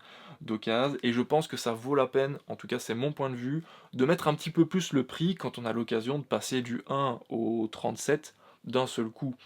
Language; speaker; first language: French; native; French